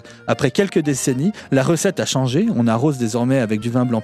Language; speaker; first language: French; native; French